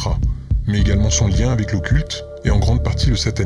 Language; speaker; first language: French; native; French